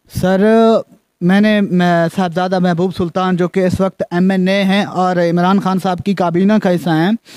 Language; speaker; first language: Urdu; non-native, local second language; Punjabi